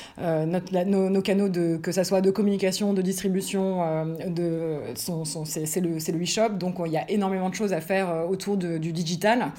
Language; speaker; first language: French; native; French